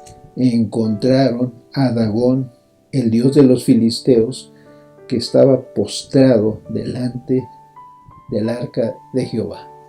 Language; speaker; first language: Spanish; native; Spanish